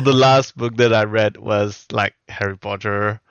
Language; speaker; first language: English; non-native, fluent; Burmese